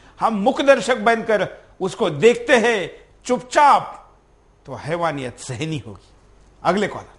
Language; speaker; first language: Hindi; non-native, local second language; Marathi